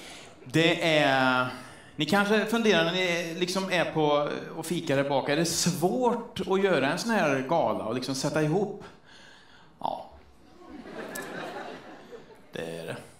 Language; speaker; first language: Swedish; native; Swedish